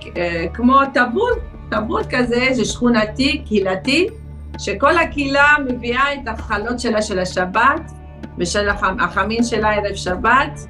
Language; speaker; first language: Hebrew; non-native, fluent; Arabic